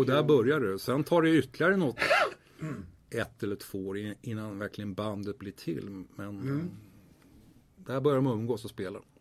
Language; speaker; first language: Swedish; native; Swedish